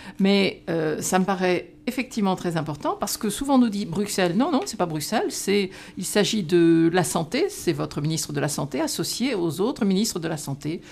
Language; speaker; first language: French; native; French